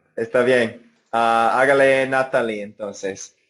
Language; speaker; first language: Spanish; non-native, fluent; English